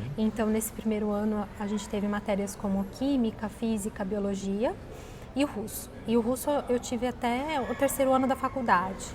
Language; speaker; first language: Portuguese; native; Portuguese